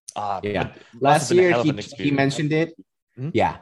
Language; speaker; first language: English; non-native, fluent; Turkish